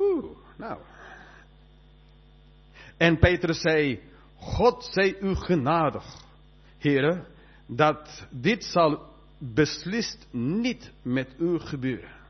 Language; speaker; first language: Dutch; non-native, fluent; English